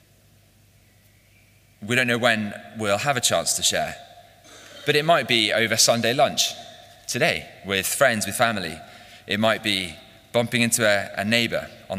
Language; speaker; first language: English; native; English